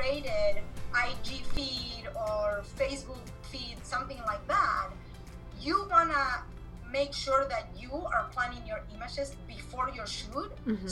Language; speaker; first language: English; non-native, fluent; Spanish